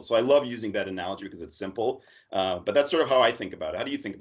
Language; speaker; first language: English; native; English